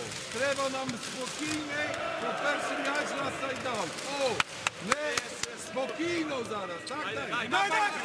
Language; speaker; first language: Ukrainian; non-native, learner; Polish